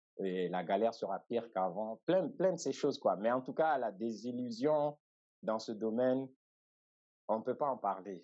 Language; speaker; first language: French; non-native, local second language; Bambara